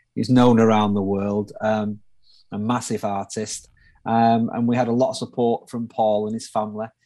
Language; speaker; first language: English; native; English